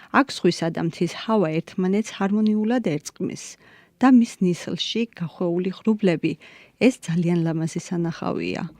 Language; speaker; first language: Georgian; native; Georgian